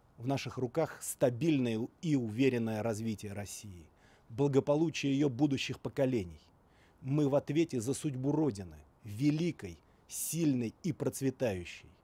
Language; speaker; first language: Russian; native; Russian